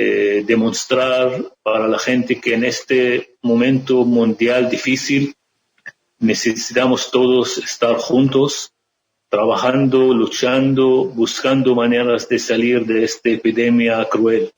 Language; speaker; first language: Spanish; non-native, fluent; Arabic